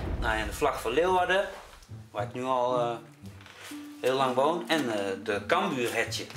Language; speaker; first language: Dutch; early bilingual, other home language; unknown